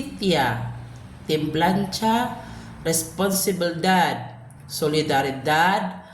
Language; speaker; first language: Spanish; non-native, learner; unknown